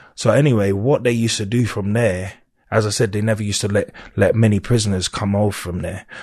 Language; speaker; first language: English; native; English